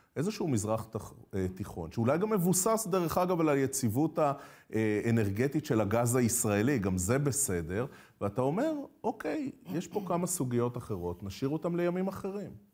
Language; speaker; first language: Hebrew; native; Hebrew